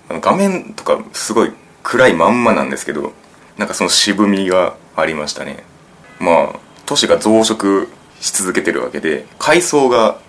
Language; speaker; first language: Japanese; native; Japanese